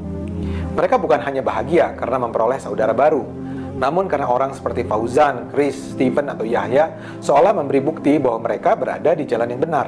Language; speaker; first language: Indonesian; native; Indonesian